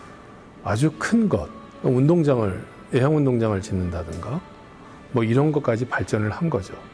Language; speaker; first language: Korean; native; Korean